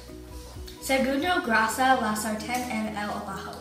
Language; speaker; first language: Spanish; non-native, learner; English